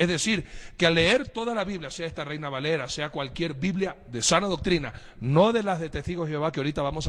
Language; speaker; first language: Spanish; native; Spanish